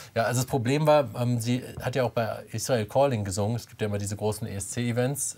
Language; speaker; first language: German; native; German